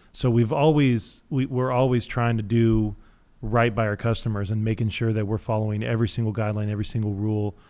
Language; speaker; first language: English; native; English